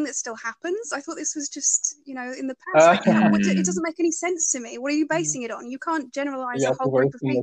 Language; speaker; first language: English; native; English